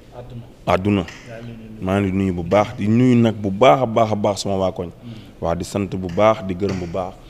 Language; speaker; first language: Wolof; native; Wolof